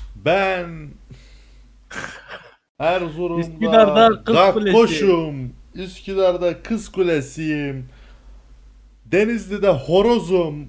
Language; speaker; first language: Turkish; native; Turkish